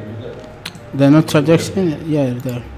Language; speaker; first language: English; non-native, learner; Arabic